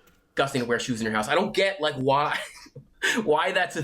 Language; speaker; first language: English; native; English